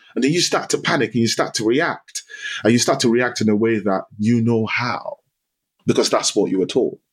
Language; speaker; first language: English; non-native, local second language; Yoruba